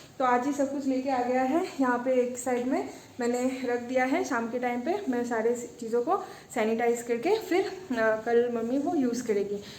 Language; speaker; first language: Hindi; non-native, local second language; Bangla